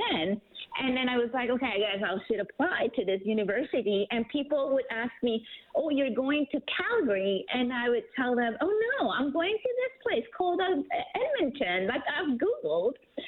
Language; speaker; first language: English; non-native, fluent; German